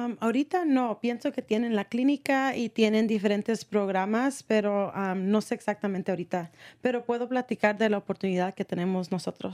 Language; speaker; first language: Spanish; early bilingual, heritage; Spanish